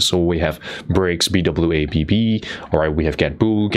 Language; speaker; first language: English; non-native, fluent; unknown